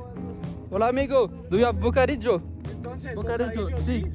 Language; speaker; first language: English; non-native, learner; French